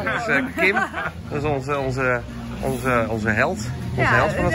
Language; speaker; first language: Dutch; native; Dutch